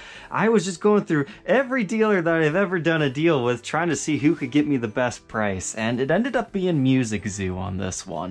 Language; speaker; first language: English; native; English